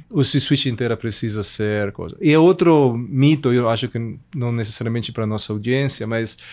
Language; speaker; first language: Portuguese; non-native, fluent; Italian